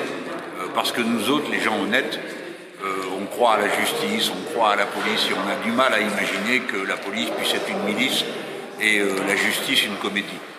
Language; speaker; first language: French; native; French